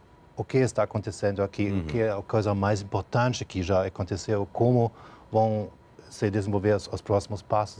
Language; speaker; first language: Portuguese; non-native, fluent; German